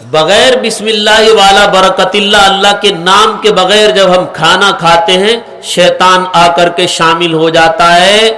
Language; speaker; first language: Urdu; native; Urdu